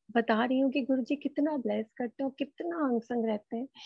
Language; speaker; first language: Hindi; native; Hindi